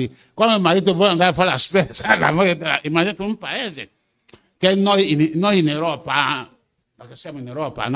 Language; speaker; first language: Italian; non-native, fluent; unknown